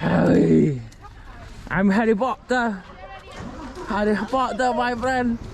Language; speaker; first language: English; non-native, learner; Javanese